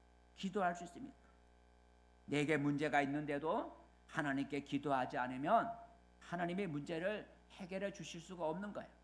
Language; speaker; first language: Korean; native; Korean